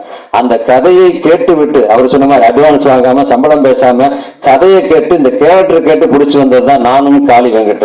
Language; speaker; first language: Tamil; native; Tamil